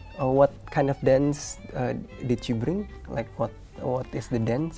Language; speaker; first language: English; non-native, fluent; Indonesian